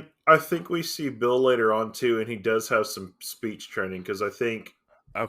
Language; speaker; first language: English; native; English